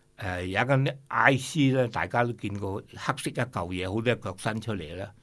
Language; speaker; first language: Cantonese; native; Cantonese